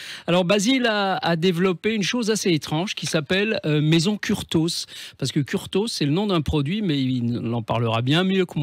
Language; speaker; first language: French; native; French